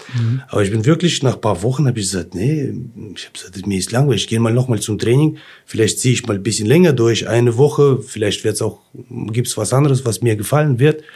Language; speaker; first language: German; early bilingual, other home language; Russian